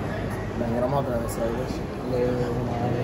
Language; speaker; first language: Swedish; native; Swedish